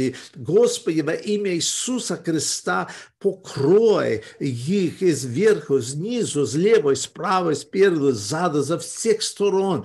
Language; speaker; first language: Russian; early bilingual, heritage; Russian